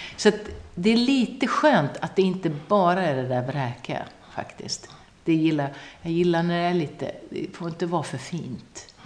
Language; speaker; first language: Swedish; non-native, local second language; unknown